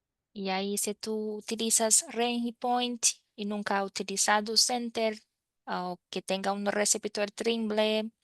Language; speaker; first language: Spanish; non-native, fluent; Portuguese